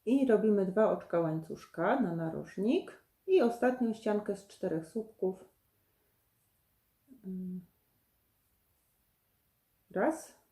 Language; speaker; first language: Polish; native; Polish